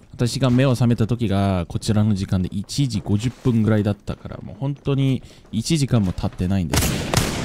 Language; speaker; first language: Japanese; early bilingual, heritage; Japanese